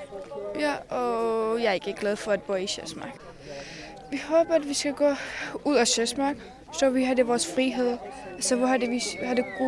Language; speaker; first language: Danish; non-native, learner; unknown